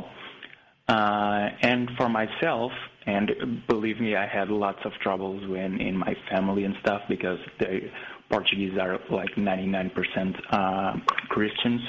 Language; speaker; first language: English; non-native, fluent; Portuguese